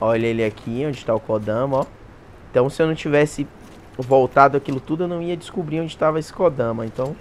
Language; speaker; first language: Portuguese; native; Portuguese